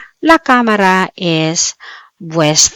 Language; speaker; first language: Spanish; non-native, fluent; Filipino